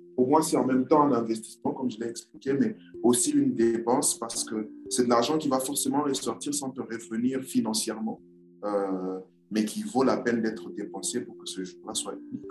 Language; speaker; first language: French; non-native, local second language; Lingala